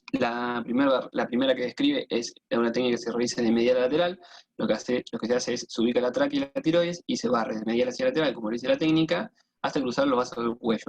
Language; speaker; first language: Spanish; native; Spanish